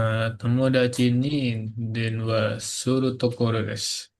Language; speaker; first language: Japanese; non-native, learner; Indonesian